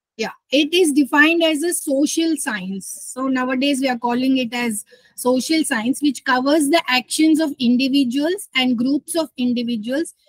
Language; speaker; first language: English; non-native, local second language; Telugu